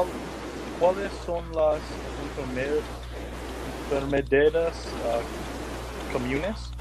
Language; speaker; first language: Spanish; non-native, learner; English